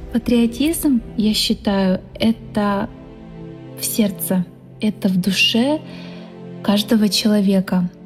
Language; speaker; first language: Russian; non-native, local second language; Udmurt